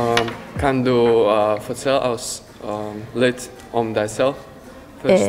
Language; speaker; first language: Danish; non-native, learner; Slovak